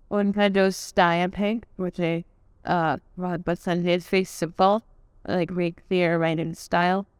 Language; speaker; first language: Urdu; non-native, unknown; English